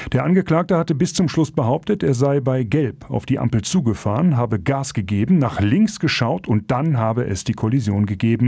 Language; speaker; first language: German; native; German